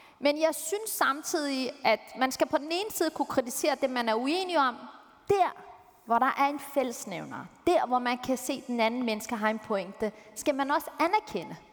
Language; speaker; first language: Danish; early bilingual, other home language; Turkish